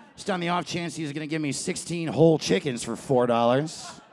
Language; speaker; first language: English; native; English